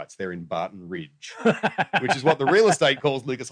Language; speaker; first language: English; native; English